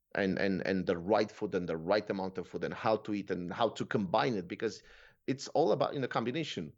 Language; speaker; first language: English; non-native, fluent; Romanian